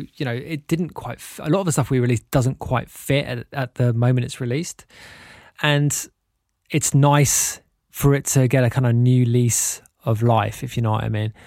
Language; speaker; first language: English; native; English